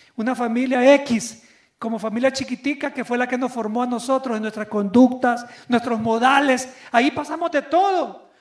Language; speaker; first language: Spanish; native; Spanish